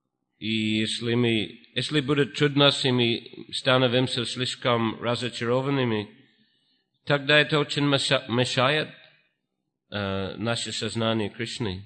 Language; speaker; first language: Russian; non-native, fluent; English